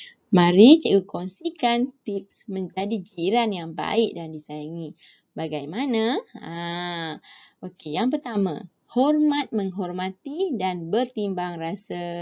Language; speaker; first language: Malay; native; Malay